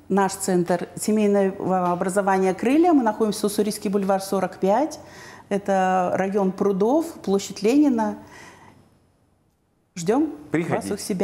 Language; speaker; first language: Russian; native; Russian